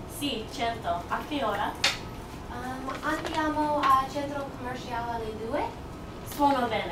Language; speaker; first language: Italian; non-native, learner; English